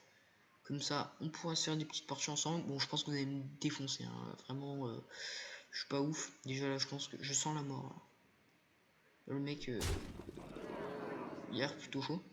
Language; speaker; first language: French; native; French